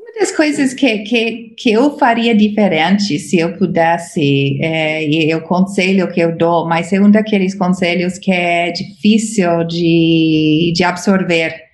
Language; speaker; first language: Portuguese; non-native, fluent; English